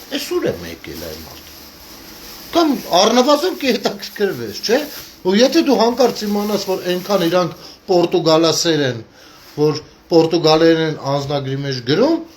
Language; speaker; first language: Armenian; native; Armenian